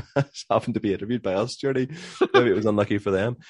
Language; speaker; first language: English; native; English